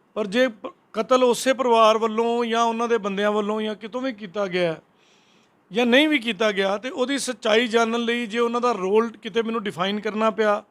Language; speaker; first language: Hindi; non-native, local second language; Punjabi